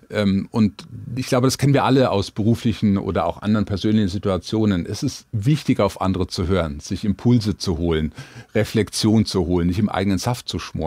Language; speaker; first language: German; native; German